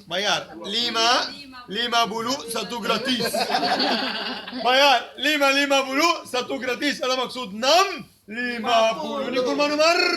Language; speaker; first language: Indonesian; non-native, learner; Arabic